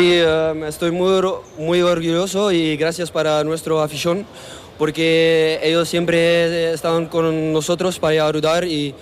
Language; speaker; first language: Spanish; non-native, learner; Papiamento